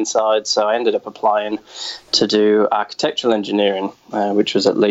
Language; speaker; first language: English; native; English